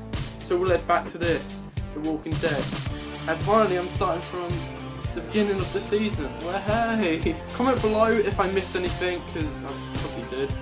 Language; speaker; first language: English; native; English